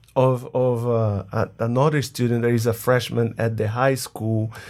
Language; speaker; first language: English; non-native, fluent; Portuguese